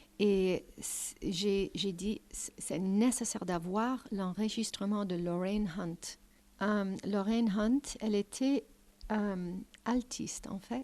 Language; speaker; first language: French; non-native, fluent; English